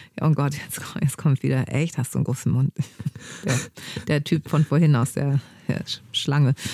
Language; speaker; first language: German; early bilingual, other home language; Greek